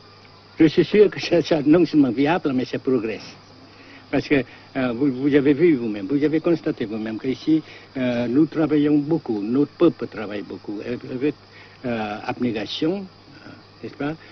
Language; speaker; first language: French; non-native, fluent; Vietnamese